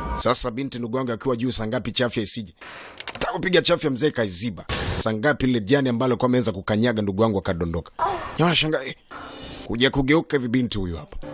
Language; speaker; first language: Swahili; native; Swahili